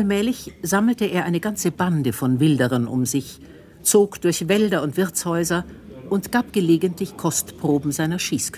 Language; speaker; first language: German; native; German